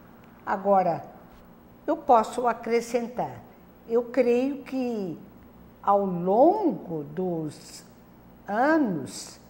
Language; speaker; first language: Portuguese; non-native, local second language; German